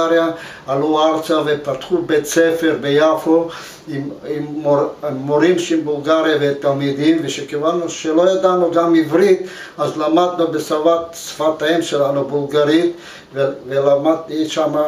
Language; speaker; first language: Hebrew; non-native, fluent; Bulgarian